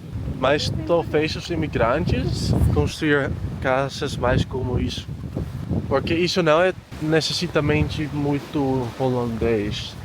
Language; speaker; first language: Portuguese; non-native, learner; Dutch